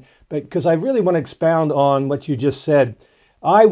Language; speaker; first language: English; native; English